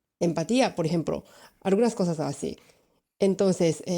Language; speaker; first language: Spanish; non-native, learner; Japanese